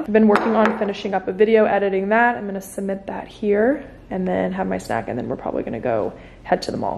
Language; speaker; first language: English; native; English